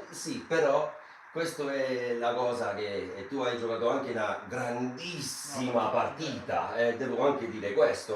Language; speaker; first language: Italian; non-native, fluent; English